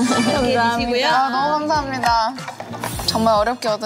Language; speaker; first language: Korean; native; Korean